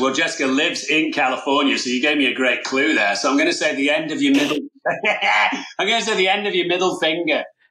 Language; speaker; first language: English; native; English